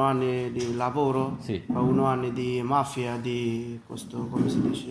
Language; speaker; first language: Italian; non-native, learner; Bangla